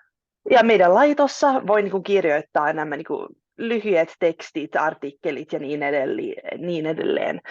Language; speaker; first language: Finnish; non-native, local second language; Swedish